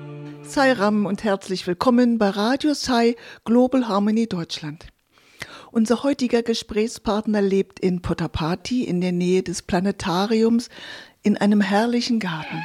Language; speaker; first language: German; native; German